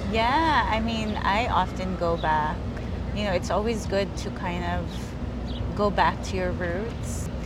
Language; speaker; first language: English; early bilingual, other home language; Filipino